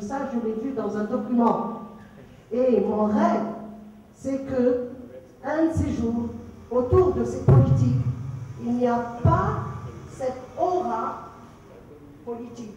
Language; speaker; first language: French; non-native, local second language; Arabic